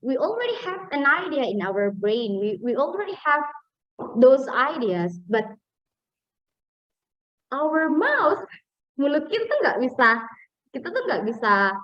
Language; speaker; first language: English; non-native, fluent; Indonesian